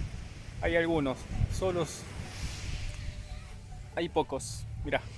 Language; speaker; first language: Spanish; native; Spanish